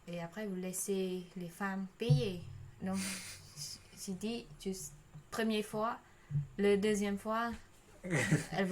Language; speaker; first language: French; non-native, learner; Khmer